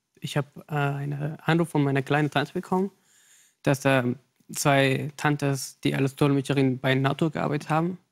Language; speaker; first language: German; non-native, learner; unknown